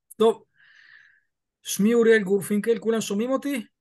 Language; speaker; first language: Hebrew; early bilingual, other home language; Spanish